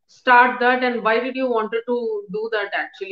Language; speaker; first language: English; non-native, local second language; Tamil